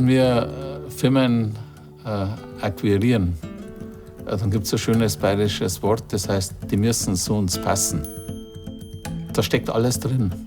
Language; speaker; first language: German; native; German